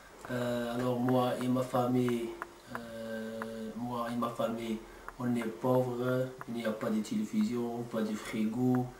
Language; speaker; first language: French; non-native, learner; Arabic